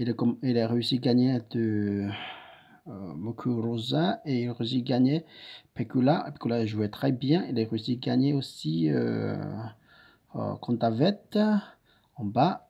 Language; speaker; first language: French; non-native, learner; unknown